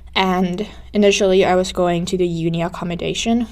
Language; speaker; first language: English; non-native, fluent; Finnish